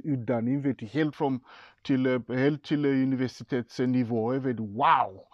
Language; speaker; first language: Norwegian; non-native, fluent; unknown